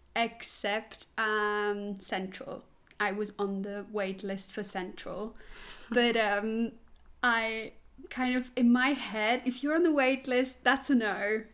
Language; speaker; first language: English; non-native, fluent; Swiss German